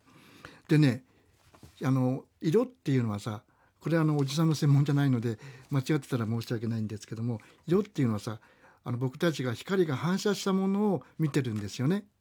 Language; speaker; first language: Japanese; native; Japanese